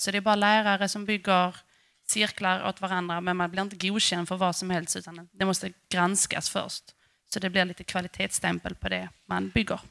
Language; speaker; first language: Swedish; native; Swedish